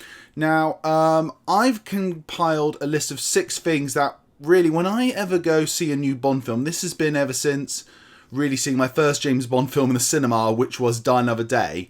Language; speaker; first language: English; native; English